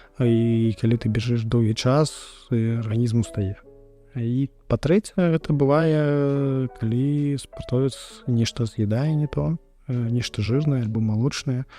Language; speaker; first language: Belarusian; non-native, local second language; Russian